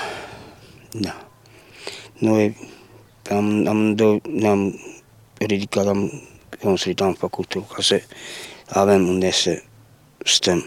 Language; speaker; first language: Romanian; non-native, local second language; Hungarian